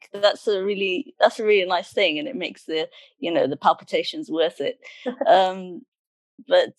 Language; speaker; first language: English; native; English